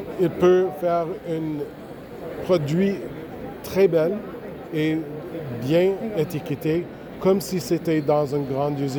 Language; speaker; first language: French; non-native, local second language; English